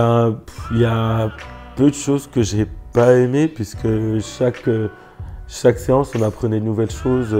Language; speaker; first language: French; native; French